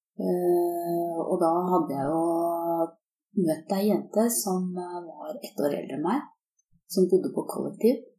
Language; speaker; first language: Norwegian; early bilingual, other home language; Korean